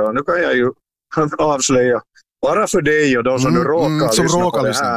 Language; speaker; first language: Swedish; native; Swedish